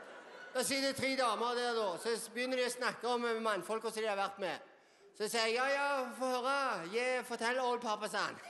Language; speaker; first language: Norwegian; native; Norwegian